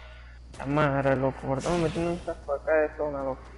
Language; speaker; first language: Spanish; native; Spanish